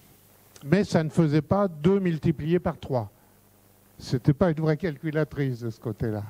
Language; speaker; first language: French; native; French